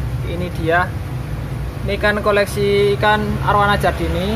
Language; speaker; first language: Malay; non-native, local second language; Javanese